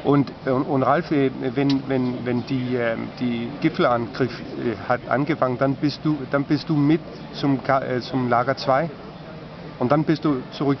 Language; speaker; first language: German; non-native, fluent; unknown